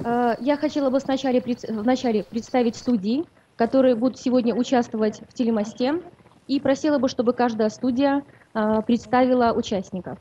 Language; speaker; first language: Russian; native; Russian